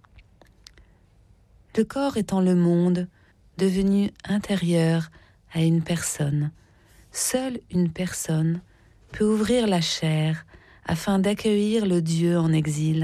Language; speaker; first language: French; native; French